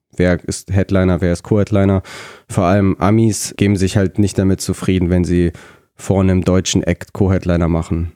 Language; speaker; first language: German; early bilingual, other home language; Russian